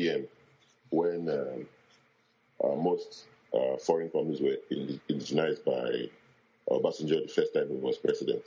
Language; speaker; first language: English; non-native, local second language; Bini